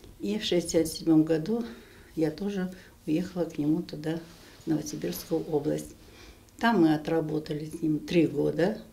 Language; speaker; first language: Russian; native; Russian